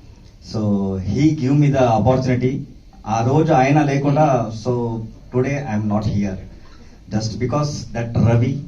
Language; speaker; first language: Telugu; non-native, learner; Kannada